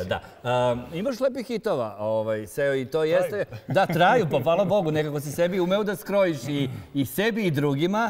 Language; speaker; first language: Serbian; native; Serbian